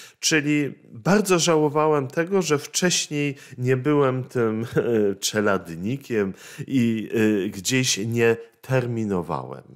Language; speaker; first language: Polish; native; Polish